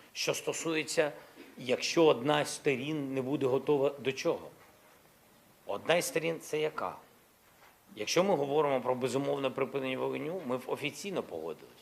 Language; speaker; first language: Ukrainian; non-native, local second language; Russian